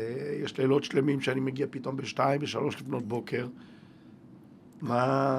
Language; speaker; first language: Hebrew; native; Hebrew